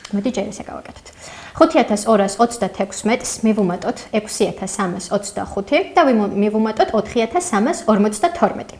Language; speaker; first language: Georgian; native; Georgian